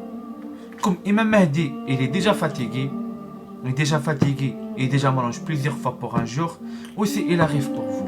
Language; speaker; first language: French; non-native, learner; Arabic